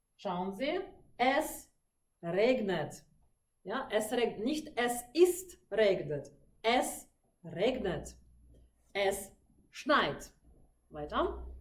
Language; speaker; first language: German; non-native, fluent; Russian